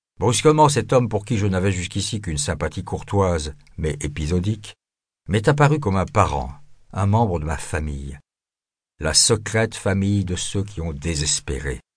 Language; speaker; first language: French; native; French